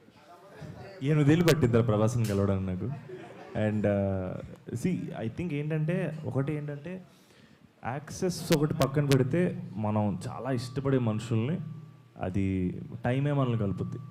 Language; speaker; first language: Telugu; native; Telugu